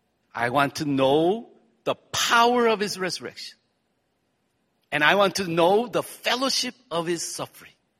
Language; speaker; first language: English; early bilingual, heritage; English